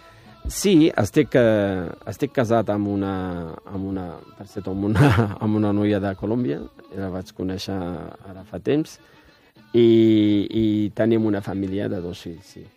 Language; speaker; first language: Catalan; non-native, fluent; Riffian